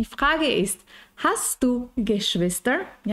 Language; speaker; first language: German; non-native, fluent; Spanish